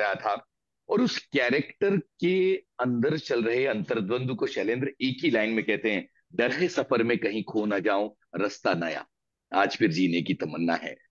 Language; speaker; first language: Hindi; native; Hindi